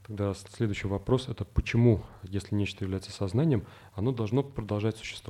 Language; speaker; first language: Russian; native; Russian